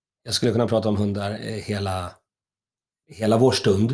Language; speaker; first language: Swedish; native; Swedish